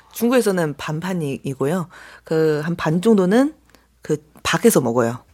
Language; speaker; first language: Korean; non-native, fluent; Chinese